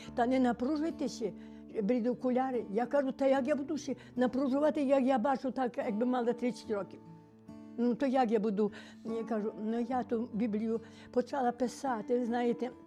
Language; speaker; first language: Ukrainian; native; Ukrainian